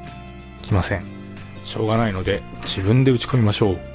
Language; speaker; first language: Japanese; native; Japanese